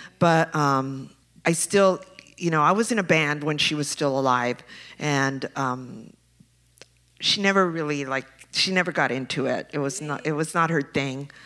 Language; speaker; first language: English; early bilingual, other home language; Spanish